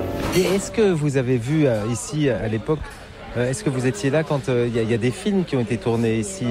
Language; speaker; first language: French; native; French